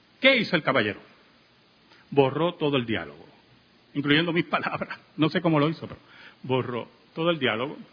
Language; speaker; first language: Spanish; native; Spanish